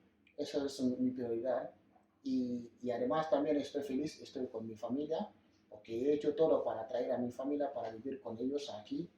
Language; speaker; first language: Spanish; non-native, fluent; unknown